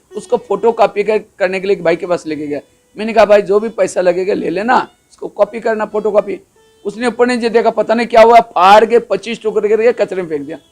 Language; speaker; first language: Hindi; non-native, local second language; Marathi